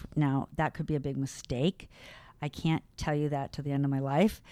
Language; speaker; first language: English; native; English